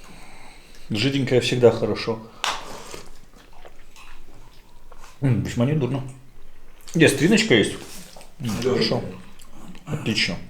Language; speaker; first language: Russian; non-native, local second language; Ukrainian